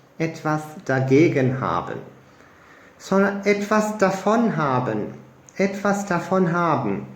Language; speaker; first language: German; non-native, fluent; Turkish